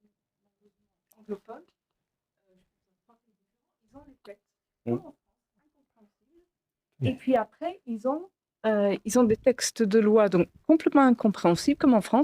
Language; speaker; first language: French; non-native, fluent; English